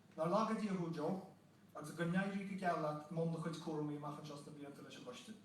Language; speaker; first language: Irish; native; Irish